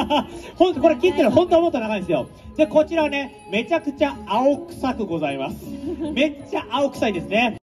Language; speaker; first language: Japanese; native; Japanese